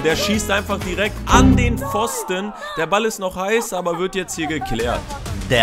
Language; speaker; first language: German; native; German